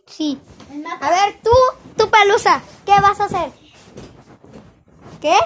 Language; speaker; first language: Spanish; native; Spanish